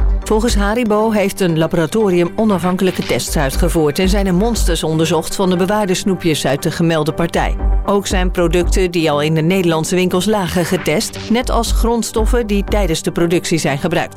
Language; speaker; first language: Dutch; native; Dutch